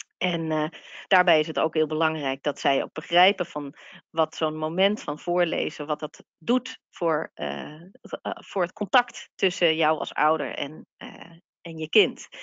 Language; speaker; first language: Dutch; native; Dutch